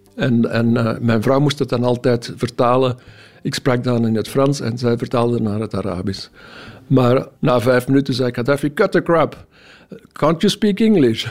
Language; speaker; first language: Dutch; native; Dutch